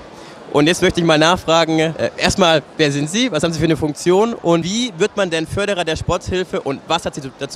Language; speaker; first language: German; native; German